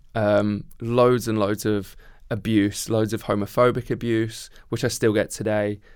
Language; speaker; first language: English; native; English